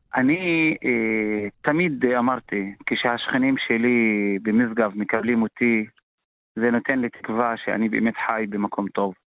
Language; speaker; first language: Hebrew; non-native, local second language; Arabic